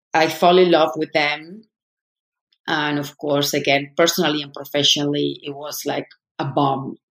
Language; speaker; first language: English; non-native, fluent; Spanish